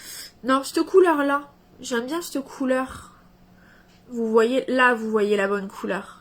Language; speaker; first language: French; native; French